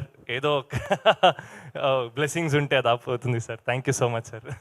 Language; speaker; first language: Telugu; non-native, learner; Kannada